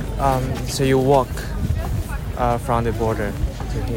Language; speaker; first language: English; non-native, fluent; Chinese